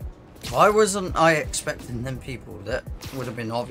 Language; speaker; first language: English; native; English